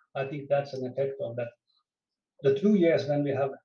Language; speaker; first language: English; non-native, fluent; Swedish